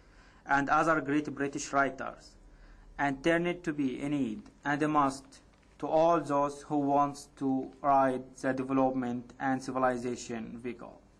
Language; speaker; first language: English; non-native, fluent; Arabic